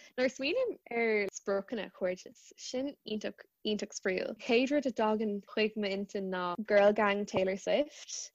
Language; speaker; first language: Irish; native; Irish